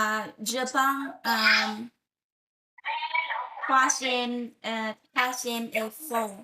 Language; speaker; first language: French; non-native, learner; Vietnamese